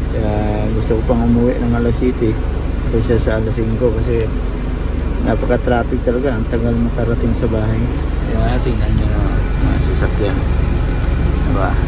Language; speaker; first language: Filipino; non-native, local second language; Cebuano